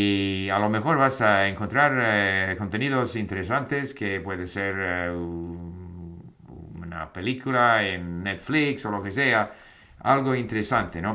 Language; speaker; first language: Spanish; non-native, fluent; English